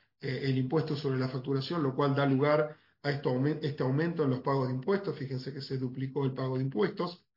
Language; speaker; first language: Spanish; native; Spanish